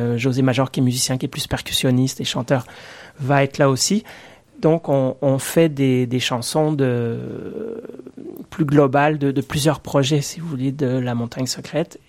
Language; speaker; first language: French; native; French